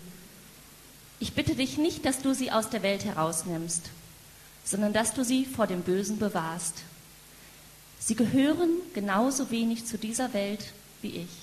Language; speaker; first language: German; native; German